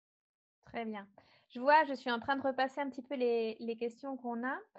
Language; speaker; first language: French; native; French